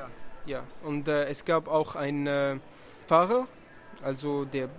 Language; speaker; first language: German; non-native, learner; Arabic